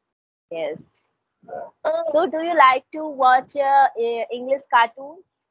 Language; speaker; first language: English; non-native, local second language; Hindi